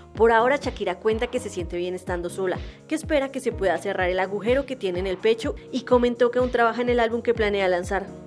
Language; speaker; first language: Spanish; native; Spanish